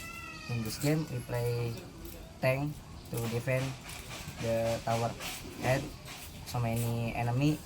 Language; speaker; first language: English; non-native, learner; Indonesian